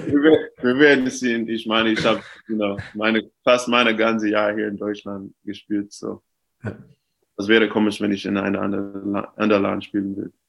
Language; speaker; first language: German; non-native, fluent; English